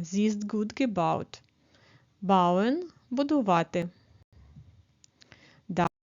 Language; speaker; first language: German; non-native, fluent; Ukrainian